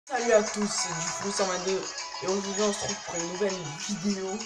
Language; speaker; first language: French; native; French